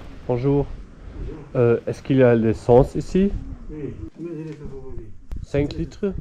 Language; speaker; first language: French; non-native, learner; German